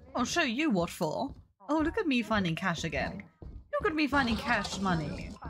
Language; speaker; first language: English; native; English